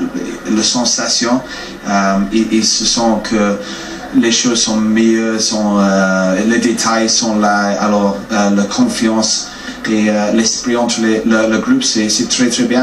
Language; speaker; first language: French; non-native, fluent; English